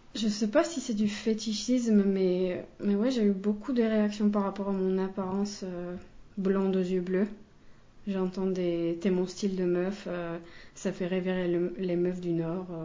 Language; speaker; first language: French; non-native, fluent; Finnish